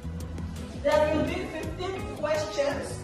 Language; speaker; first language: English; non-native, fluent; Indonesian